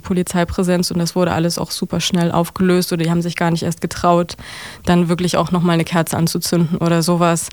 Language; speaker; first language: German; native; German